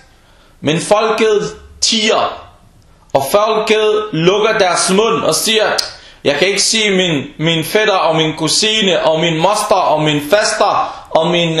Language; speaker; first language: Danish; early bilingual, other home language; Arabic